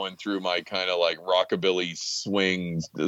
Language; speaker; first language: English; native; English